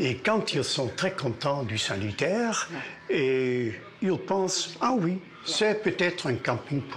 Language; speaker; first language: French; non-native, fluent; Dutch